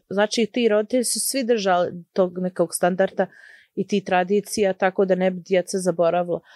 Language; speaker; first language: Croatian; early bilingual, heritage; Bosnian